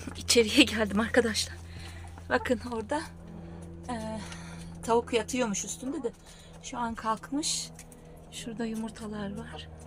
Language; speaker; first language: Turkish; native; Turkish